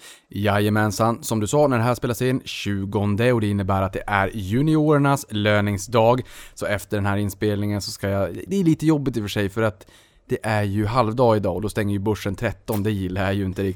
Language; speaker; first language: Swedish; native; Swedish